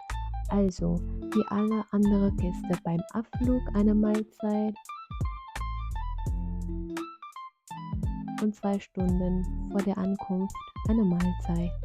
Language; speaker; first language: German; non-native, fluent; Vietnamese